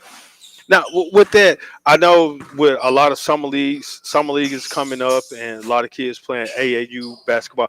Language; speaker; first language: English; native; English